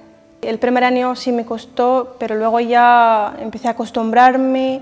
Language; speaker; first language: Spanish; non-native, fluent; Arabic